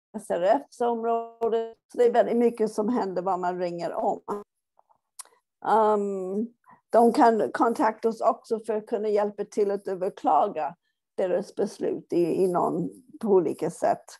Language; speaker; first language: Swedish; non-native, fluent; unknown